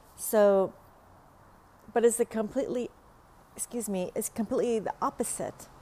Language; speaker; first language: English; non-native, fluent; Vietnamese